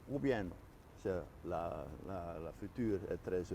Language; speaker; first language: French; non-native, fluent; Dutch